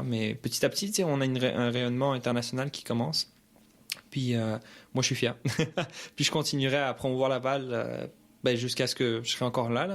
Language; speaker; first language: French; early bilingual, other home language; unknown